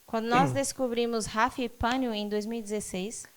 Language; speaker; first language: Portuguese; native; Portuguese